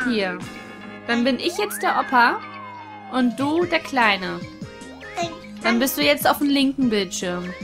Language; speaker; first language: German; native; German